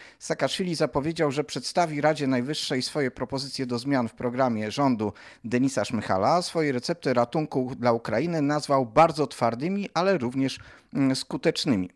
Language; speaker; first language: Polish; native; Polish